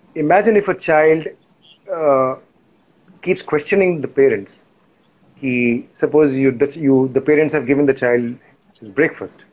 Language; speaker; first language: English; non-native, local second language; Hindi